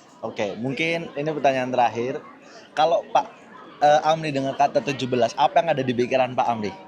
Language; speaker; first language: Indonesian; native; Indonesian